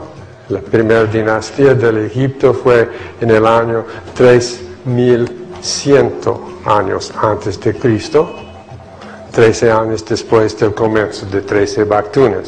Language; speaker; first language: Spanish; non-native, fluent; English